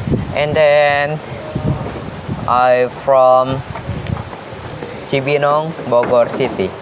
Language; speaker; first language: English; non-native, learner; Indonesian